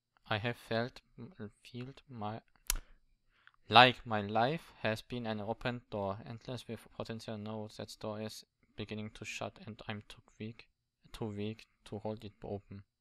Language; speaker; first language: English; non-native, learner; German